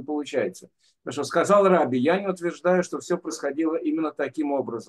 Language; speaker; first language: Russian; native; Russian